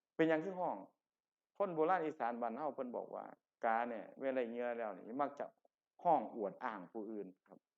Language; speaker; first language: Thai; native; Thai